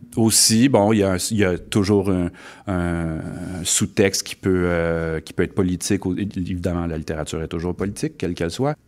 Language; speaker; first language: French; native; French